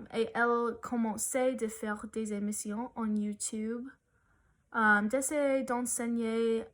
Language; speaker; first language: French; non-native, learner; English